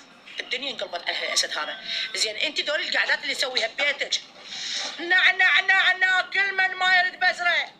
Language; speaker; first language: Arabic; native; Arabic